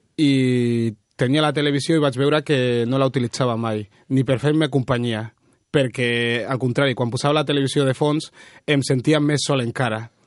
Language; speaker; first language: Catalan; early bilingual, other home language; Spanish